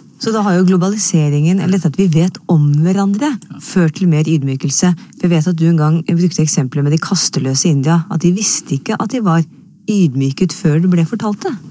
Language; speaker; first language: Norwegian; native; Norwegian